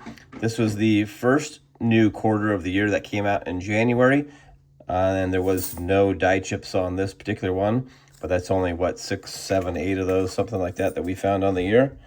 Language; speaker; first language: English; native; English